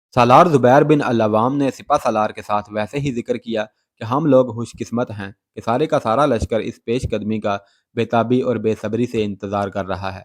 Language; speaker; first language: Urdu; native; Urdu